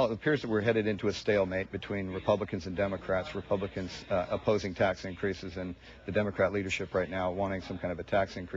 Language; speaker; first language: English; native; English